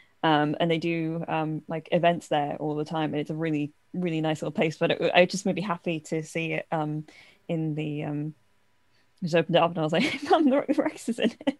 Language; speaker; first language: English; native; English